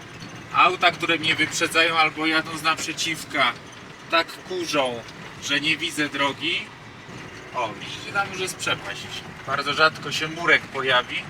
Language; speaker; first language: Polish; native; Polish